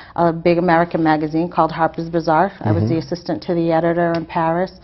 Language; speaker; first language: English; native; English